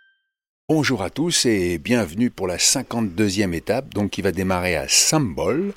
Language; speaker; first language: French; native; French